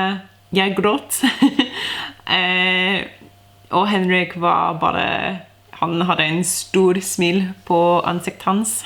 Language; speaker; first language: Norwegian; non-native, fluent; English